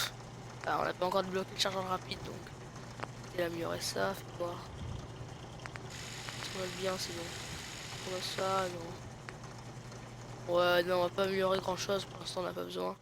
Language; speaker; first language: French; native; French